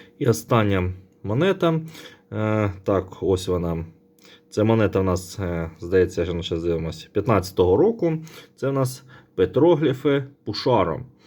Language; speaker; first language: Ukrainian; non-native, local second language; Russian